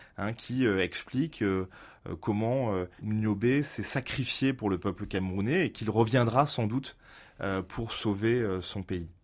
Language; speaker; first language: French; native; French